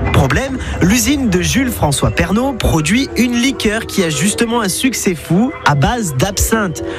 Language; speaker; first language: French; native; French